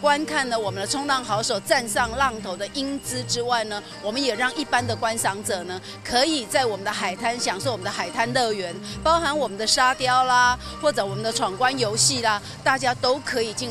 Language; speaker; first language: Chinese; native; Chinese